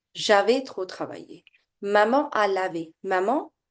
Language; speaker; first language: French; non-native, fluent; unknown